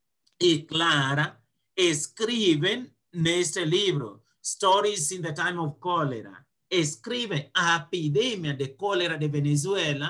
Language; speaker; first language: Portuguese; non-native, fluent; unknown